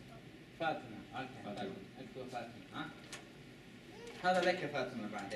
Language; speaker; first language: Arabic; non-native, learner; Chinese